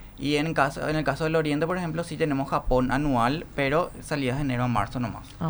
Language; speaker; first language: Spanish; native; Spanish